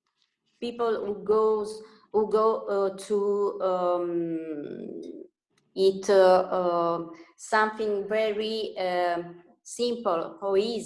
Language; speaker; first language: English; non-native, learner; Italian